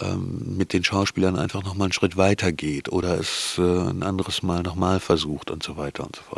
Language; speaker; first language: German; native; German